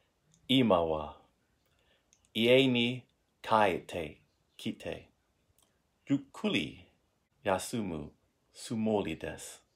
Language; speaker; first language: Japanese; non-native, learner; English